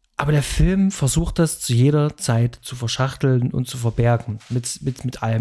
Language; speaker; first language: German; native; German